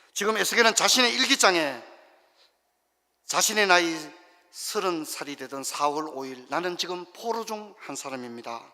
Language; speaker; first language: Korean; native; Korean